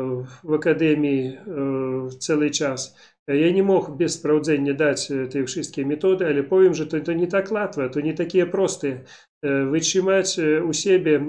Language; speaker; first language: Polish; non-native, learner; Belarusian